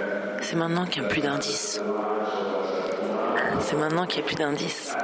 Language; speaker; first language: French; native; French